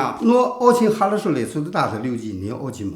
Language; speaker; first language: Russian; non-native, learner; Chinese